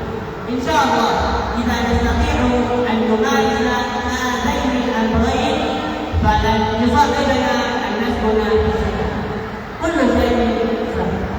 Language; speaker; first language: Arabic; non-native, learner; Indonesian